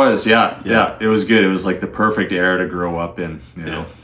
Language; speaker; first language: English; native; English